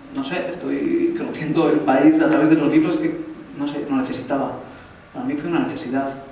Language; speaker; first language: Spanish; native; Spanish